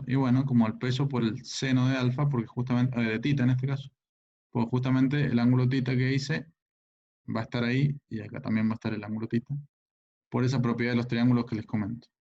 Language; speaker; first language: Spanish; native; Spanish